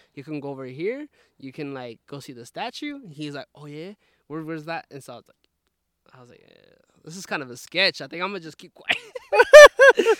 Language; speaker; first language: English; early bilingual, other home language; Spanish